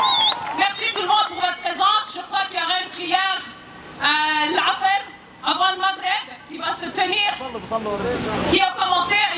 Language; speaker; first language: French; native; French